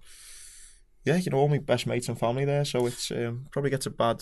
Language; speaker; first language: English; native; English